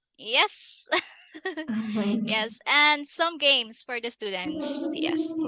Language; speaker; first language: English; non-native, fluent; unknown